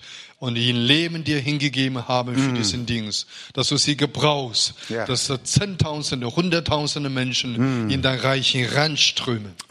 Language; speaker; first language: German; non-native, fluent; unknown